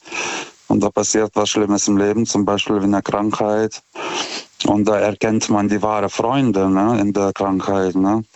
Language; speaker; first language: German; non-native, fluent; Lithuanian